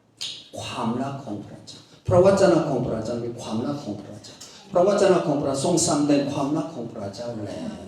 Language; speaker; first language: Thai; non-native, fluent; Korean